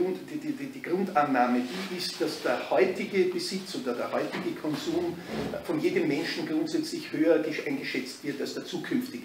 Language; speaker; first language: German; native; German